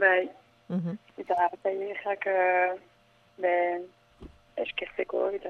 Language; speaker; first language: Basque; non-native, learner; French